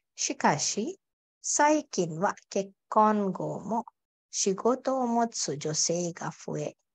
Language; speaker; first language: Japanese; non-native, fluent; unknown